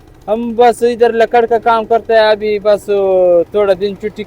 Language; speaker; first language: Hindi; non-native, local second language; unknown